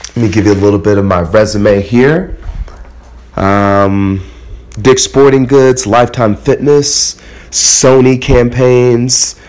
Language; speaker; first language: English; early bilingual, other home language; Akan